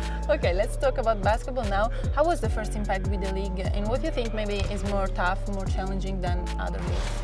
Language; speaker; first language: English; non-native, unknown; Italian